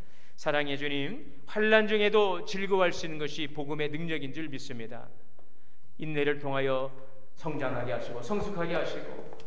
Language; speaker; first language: Korean; native; Korean